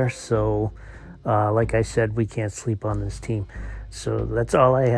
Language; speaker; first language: English; native; English